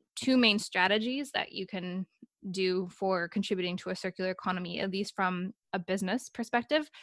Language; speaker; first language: English; native; English